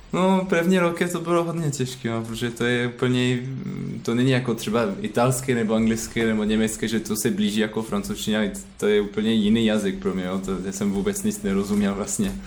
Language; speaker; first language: Czech; non-native, learner; French